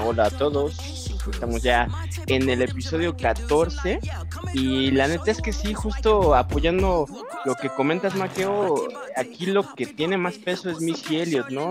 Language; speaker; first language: Spanish; native; Spanish